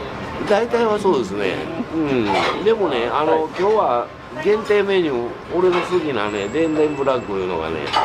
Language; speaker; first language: Japanese; native; Japanese